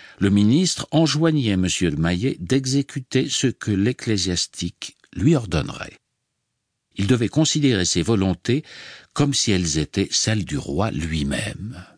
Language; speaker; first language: French; native; French